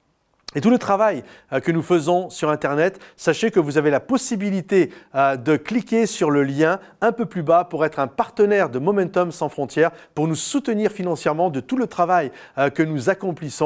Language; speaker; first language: French; native; French